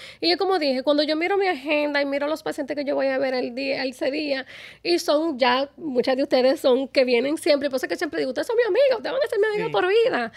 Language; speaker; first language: Spanish; early bilingual, other home language; English